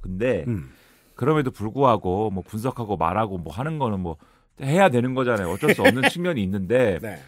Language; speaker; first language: Korean; native; Korean